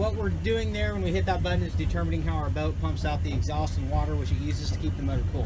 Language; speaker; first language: English; native; English